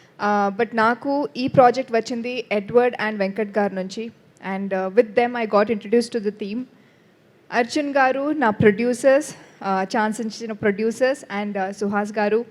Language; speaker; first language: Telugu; non-native, learner; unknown